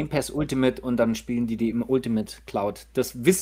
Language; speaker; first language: German; native; German